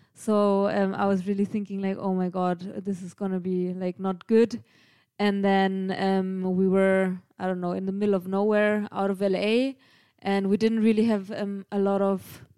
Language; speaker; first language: English; non-native, fluent; German